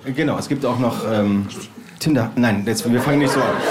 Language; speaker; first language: German; native; German